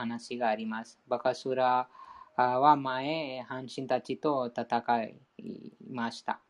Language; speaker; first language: Japanese; non-native, fluent; Hindi